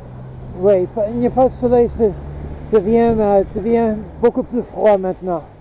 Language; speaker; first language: French; non-native, local second language; English